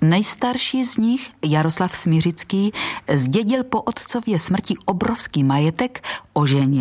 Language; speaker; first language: Czech; native; Czech